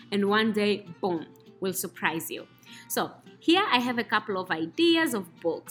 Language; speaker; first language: English; non-native, fluent; Spanish